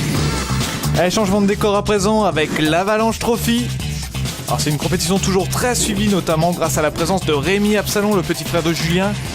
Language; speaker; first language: French; native; French